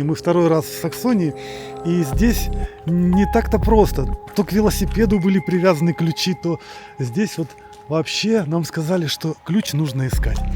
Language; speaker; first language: Russian; native; Russian